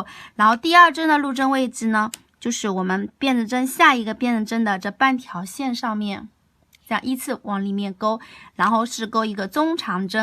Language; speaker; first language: Chinese; native; Chinese